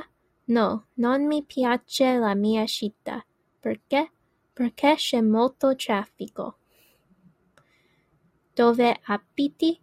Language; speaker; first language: Italian; non-native, learner; English